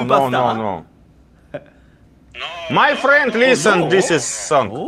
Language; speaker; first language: English; non-native, learner; Russian